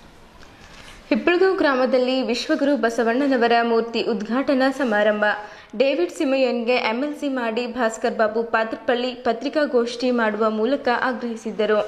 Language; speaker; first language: Kannada; native; Kannada